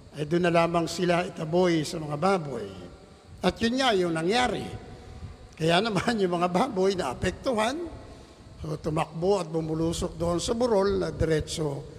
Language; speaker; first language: Filipino; native; Filipino